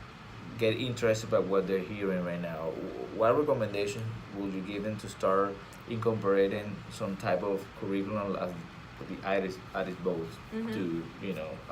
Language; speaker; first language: English; non-native, fluent; Spanish